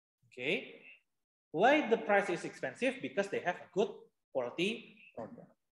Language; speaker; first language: English; non-native, fluent; Indonesian